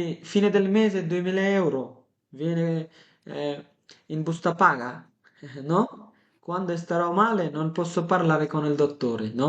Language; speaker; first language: Italian; non-native, fluent; Bangla